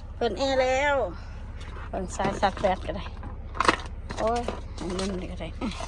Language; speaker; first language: Thai; native; Thai